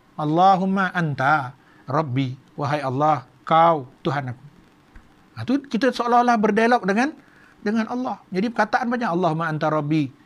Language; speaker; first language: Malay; native; Malay